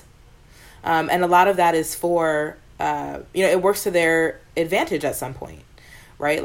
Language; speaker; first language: English; native; English